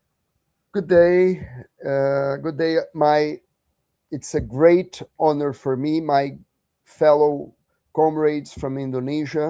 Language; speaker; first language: English; non-native, fluent; Portuguese